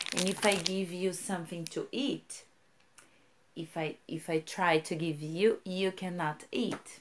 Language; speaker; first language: English; non-native, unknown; Portuguese